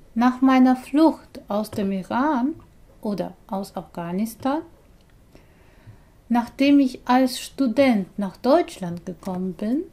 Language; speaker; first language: German; non-native, fluent; Persian